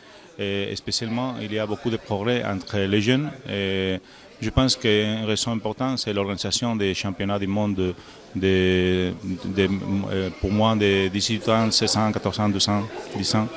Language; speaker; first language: French; non-native, fluent; Spanish